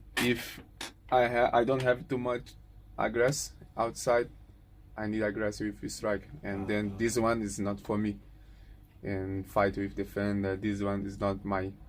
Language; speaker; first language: English; non-native, learner; Portuguese